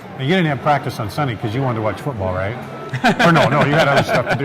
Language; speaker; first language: English; native; English